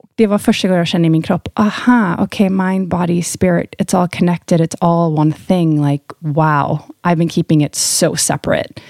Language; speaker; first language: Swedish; early bilingual, heritage; Swedish